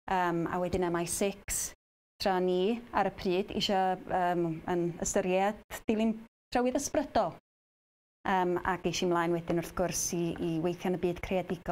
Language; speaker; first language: Welsh; native; Welsh